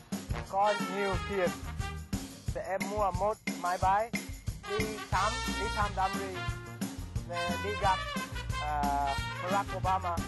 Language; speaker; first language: Vietnamese; non-native, learner; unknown